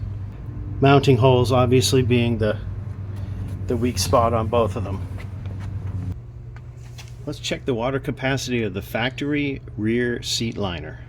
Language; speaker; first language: English; native; English